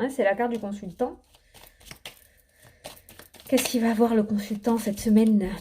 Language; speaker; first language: French; native; French